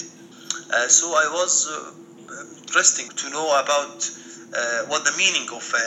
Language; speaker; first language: English; non-native, learner; Arabic